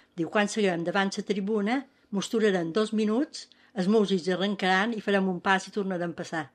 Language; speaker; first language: Catalan; native; Catalan